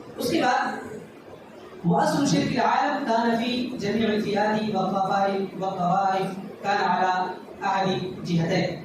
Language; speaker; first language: Urdu; native; Urdu